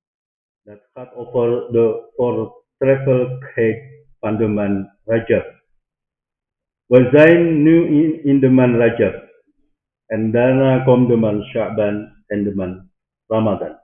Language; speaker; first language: Dutch; non-native, fluent; Indonesian